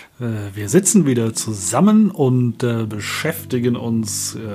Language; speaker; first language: German; native; German